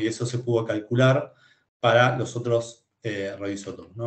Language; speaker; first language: Spanish; native; Spanish